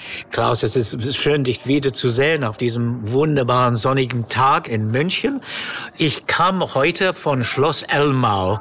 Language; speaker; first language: German; non-native, fluent; English